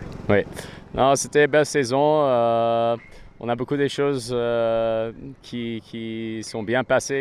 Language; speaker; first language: French; non-native, fluent; English